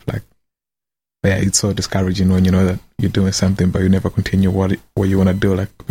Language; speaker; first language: English; non-native, local second language; Kinyarwanda